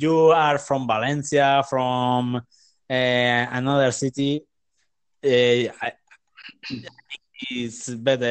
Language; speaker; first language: English; non-native, learner; Spanish